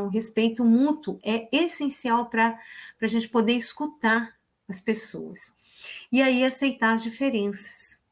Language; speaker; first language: Portuguese; native; Portuguese